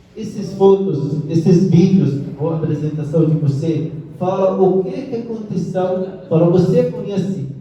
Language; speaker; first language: Portuguese; non-native, learner; Arabic